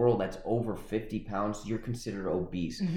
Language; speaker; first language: English; early bilingual, other home language; Spanish